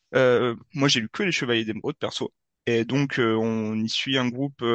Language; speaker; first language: French; native; French